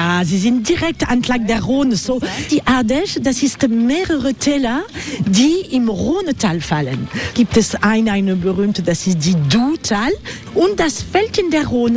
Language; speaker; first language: German; non-native, learner; French